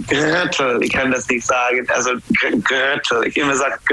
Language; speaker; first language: German; non-native, learner; English